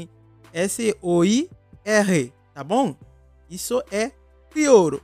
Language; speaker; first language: Portuguese; non-native, fluent; Haitian Creole